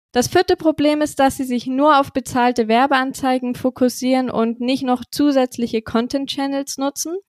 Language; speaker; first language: German; native; German